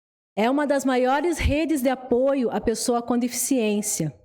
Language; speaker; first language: Portuguese; native; Portuguese